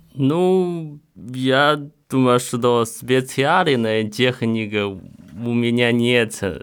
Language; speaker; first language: Russian; non-native, learner; Chinese